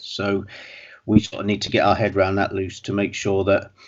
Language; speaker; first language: English; native; English